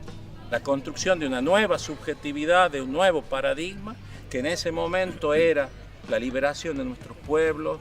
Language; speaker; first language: Spanish; native; Spanish